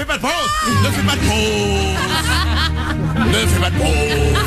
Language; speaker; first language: French; native; French